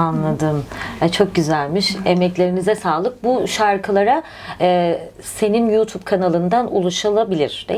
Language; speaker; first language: Turkish; native; Turkish